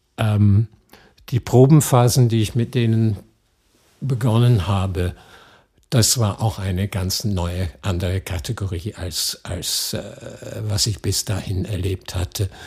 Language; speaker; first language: German; non-native, fluent; English